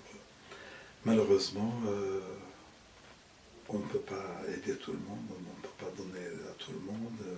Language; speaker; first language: French; non-native, fluent; Arabic